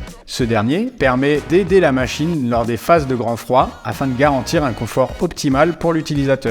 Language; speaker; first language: French; native; French